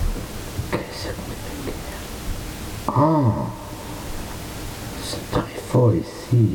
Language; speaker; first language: French; non-native, learner; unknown